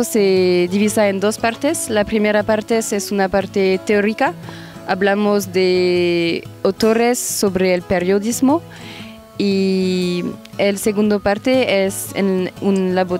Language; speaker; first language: Spanish; non-native, learner; French